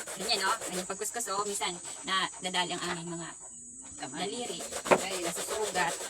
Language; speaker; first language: Filipino; non-native, local second language; Bikol